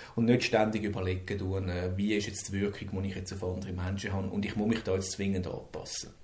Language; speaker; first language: German; native; German